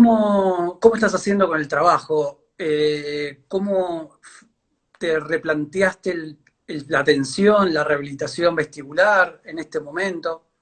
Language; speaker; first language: Spanish; native; Spanish